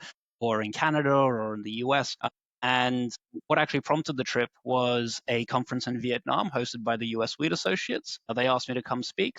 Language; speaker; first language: English; native; English